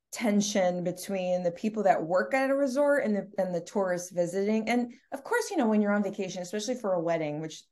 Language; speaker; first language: English; native; English